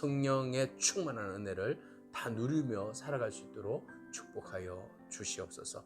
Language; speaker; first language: Korean; native; Korean